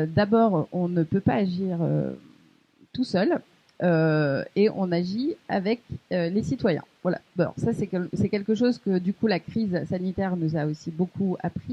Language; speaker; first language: French; native; French